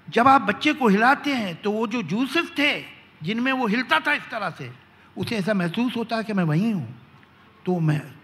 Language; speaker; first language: Hindi; native; Hindi